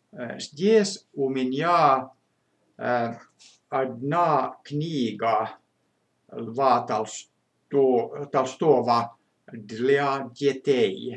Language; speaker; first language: Russian; non-native, fluent; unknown